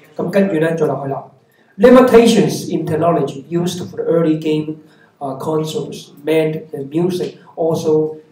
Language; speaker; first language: English; non-native, local second language; Cantonese